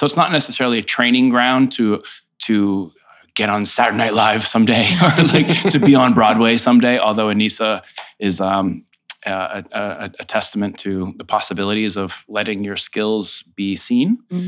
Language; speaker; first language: English; native; English